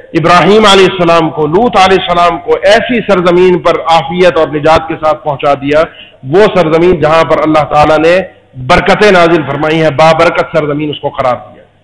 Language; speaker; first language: Urdu; native; Urdu